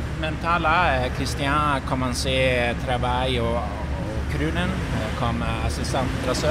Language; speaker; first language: French; non-native, learner; Swedish